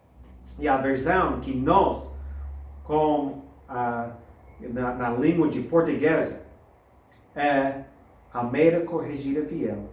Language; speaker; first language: Portuguese; non-native, fluent; English